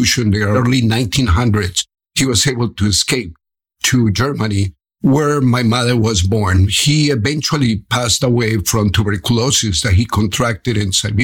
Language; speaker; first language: English; non-native, fluent; Spanish